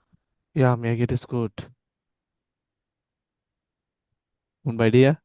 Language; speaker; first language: German; non-native, learner; Bangla